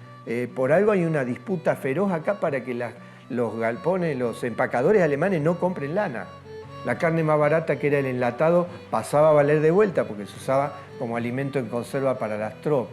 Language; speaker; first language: Spanish; native; Spanish